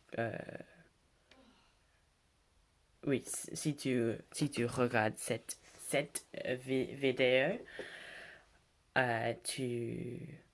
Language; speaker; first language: French; non-native, learner; English